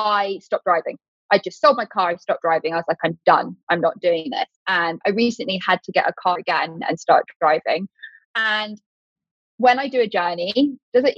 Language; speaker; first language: English; native; English